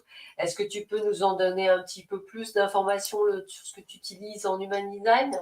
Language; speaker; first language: French; native; French